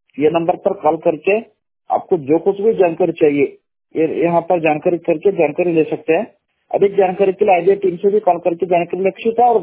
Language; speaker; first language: Hindi; non-native, local second language; Kannada